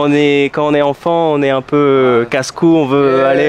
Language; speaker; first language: French; native; French